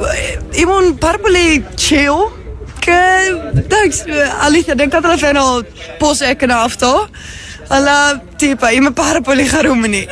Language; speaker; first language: Greek; non-native, learner; Dutch